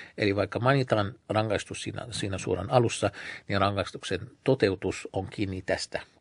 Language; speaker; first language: Finnish; non-native, fluent; Arabic